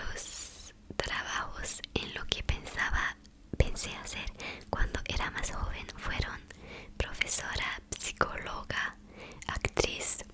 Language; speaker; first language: Spanish; non-native, fluent; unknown